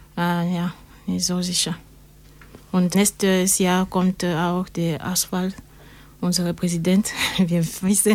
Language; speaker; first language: German; non-native, learner; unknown